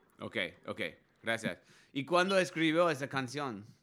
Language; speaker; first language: Spanish; non-native, learner; English